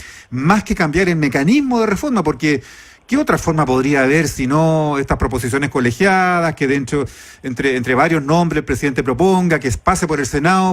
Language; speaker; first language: Spanish; native; Spanish